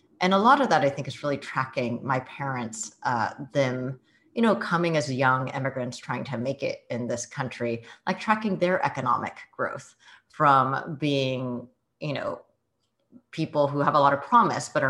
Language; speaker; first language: English; early bilingual, other home language; Chinese